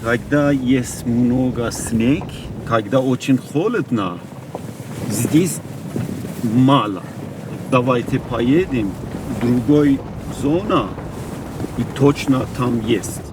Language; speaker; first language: Russian; non-native, learner; Persian